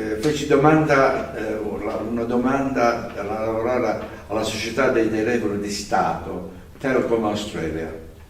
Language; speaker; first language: Italian; native; Italian